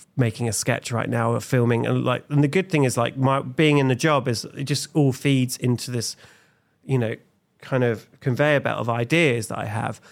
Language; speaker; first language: English; native; English